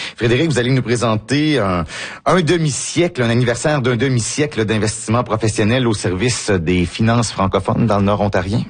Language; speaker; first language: French; native; French